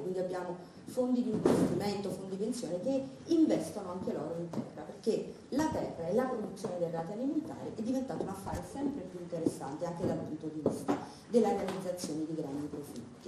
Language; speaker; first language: Italian; native; Italian